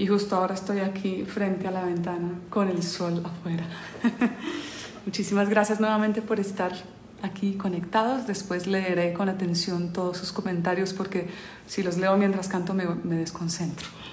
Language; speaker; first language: Spanish; early bilingual, heritage; Spanish